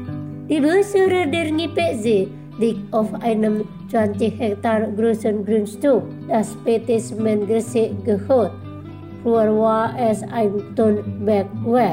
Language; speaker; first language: German; non-native, fluent; Indonesian